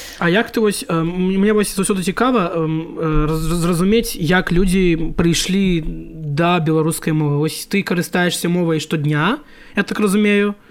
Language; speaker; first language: Belarusian; non-native, local second language; Russian